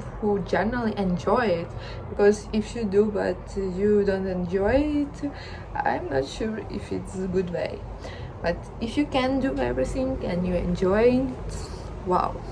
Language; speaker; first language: English; non-native, learner; Ukrainian